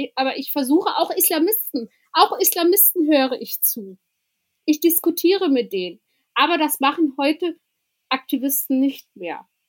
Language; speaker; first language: German; early bilingual, other home language; Albanian